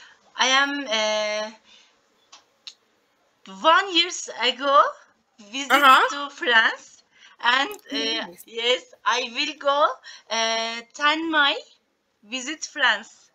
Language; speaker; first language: English; non-native, learner; Turkish